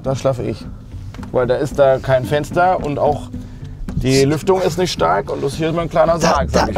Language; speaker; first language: German; native; German